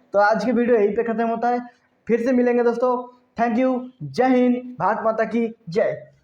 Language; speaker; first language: Hindi; non-native, local second language; Bangla